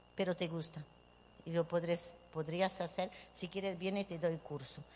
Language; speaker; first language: Spanish; early bilingual, heritage; Spanish